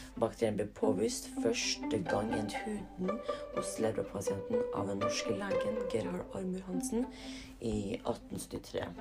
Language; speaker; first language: Norwegian; early bilingual, other home language; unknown